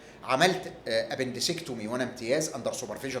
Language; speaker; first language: Arabic; native; Arabic